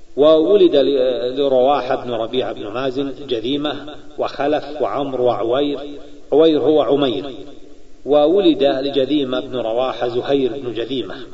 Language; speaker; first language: Arabic; native; Arabic